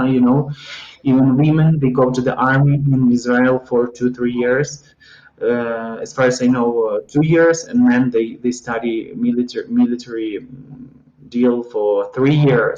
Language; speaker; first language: English; non-native, fluent; Ukrainian